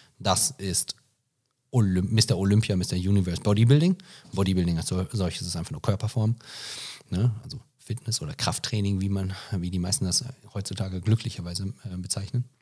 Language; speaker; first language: German; non-native, fluent; English